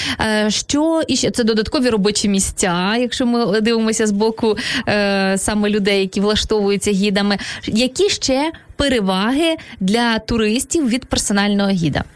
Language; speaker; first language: Ukrainian; native; Ukrainian